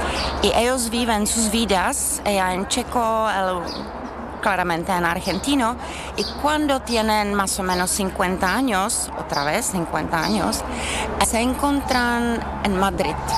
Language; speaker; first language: Spanish; non-native, fluent; Czech